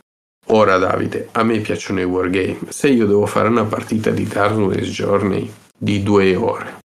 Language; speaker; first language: Italian; native; Italian